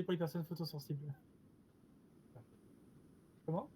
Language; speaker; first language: French; native; French